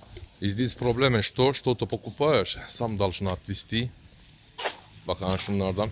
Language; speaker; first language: Russian; non-native, learner; Turkish